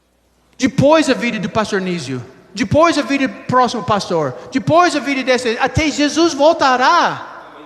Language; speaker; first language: Portuguese; non-native, learner; English